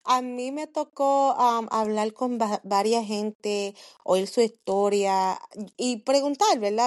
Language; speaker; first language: Spanish; early bilingual, heritage; Spanish